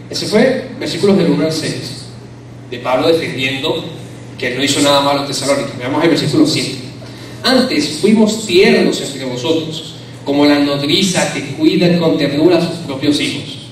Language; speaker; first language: Spanish; native; Spanish